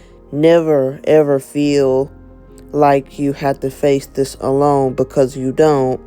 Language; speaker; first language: English; native; English